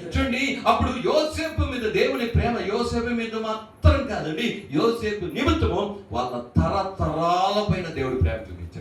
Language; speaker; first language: Telugu; native; Telugu